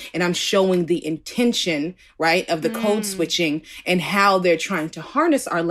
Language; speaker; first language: English; native; English